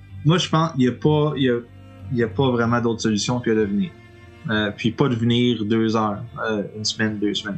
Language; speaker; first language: French; native; French